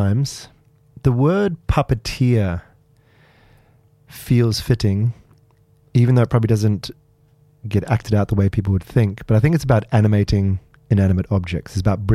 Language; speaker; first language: English; native; English